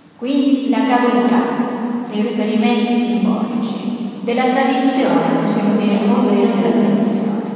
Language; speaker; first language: Italian; non-native, fluent; Spanish